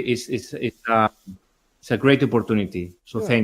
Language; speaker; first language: English; non-native, learner; Spanish